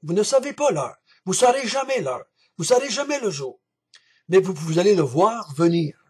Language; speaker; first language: French; native; French